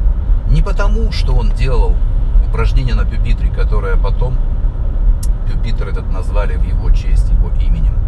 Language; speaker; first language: Russian; native; Russian